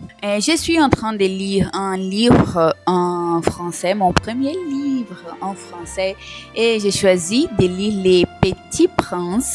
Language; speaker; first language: French; non-native, learner; Portuguese